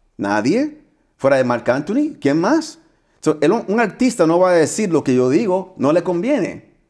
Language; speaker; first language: Spanish; early bilingual, heritage; Spanish